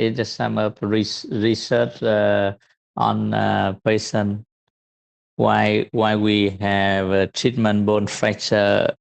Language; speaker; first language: English; non-native, learner; Vietnamese